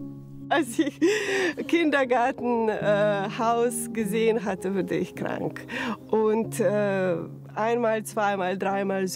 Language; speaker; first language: German; non-native, fluent; Slovenian